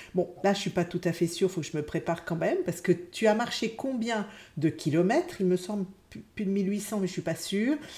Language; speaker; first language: French; native; French